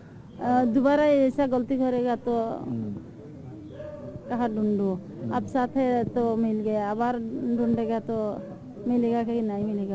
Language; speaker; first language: Hindi; non-native, local second language; Assamese